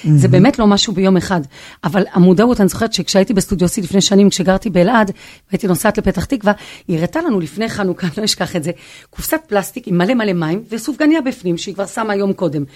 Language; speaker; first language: Hebrew; non-native, fluent; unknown